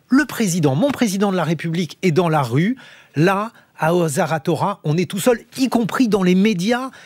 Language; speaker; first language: French; native; French